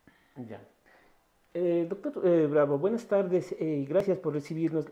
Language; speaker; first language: Spanish; native; Spanish